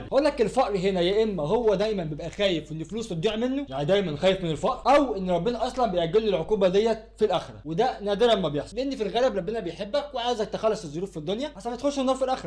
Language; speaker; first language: Arabic; native; Arabic